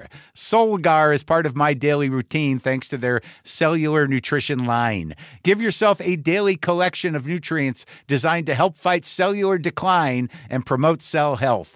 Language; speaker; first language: English; native; English